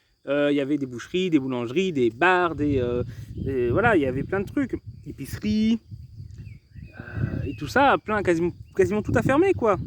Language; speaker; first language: French; native; French